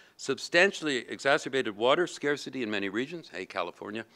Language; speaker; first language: English; native; English